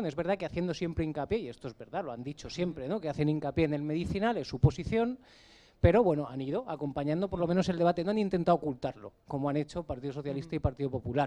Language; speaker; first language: Spanish; native; Spanish